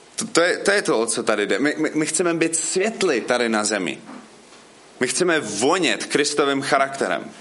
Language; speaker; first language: Czech; non-native, fluent; English